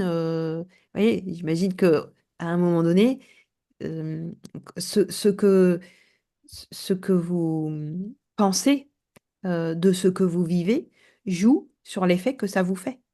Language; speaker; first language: French; native; French